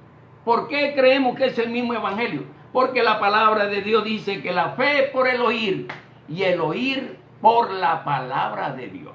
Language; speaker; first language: Spanish; native; Spanish